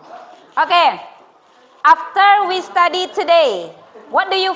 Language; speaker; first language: English; non-native, fluent; Indonesian